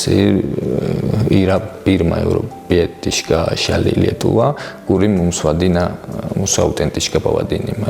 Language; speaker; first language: Lithuanian; non-native, fluent; Georgian